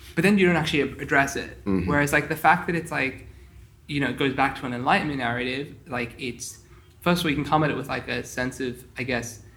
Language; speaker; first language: English; native; English